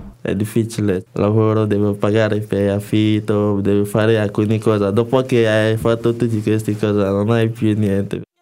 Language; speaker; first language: Italian; non-native, learner; Igbo